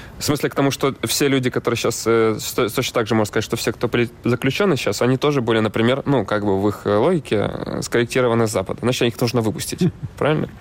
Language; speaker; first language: Russian; native; Russian